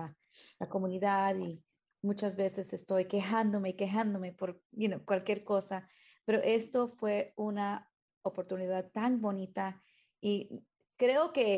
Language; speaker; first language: Spanish; early bilingual, heritage; Spanish